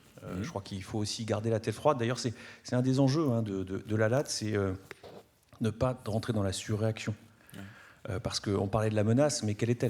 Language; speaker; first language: French; native; French